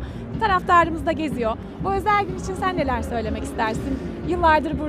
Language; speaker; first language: Turkish; native; Turkish